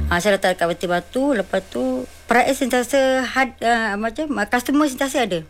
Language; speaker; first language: Malay; non-native, local second language; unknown